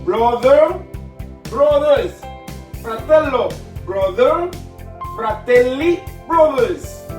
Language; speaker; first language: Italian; non-native, learner; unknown